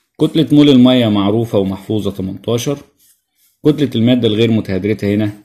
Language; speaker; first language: Arabic; native; Arabic